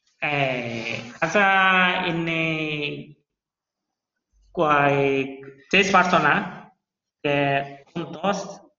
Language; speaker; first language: Spanish; non-native, learner; Bangla